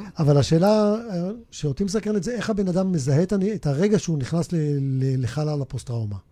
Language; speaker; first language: Hebrew; native; Hebrew